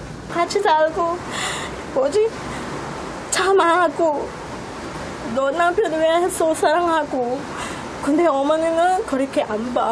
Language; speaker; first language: Korean; non-native, learner; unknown